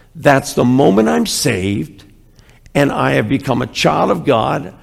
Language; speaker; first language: English; native; English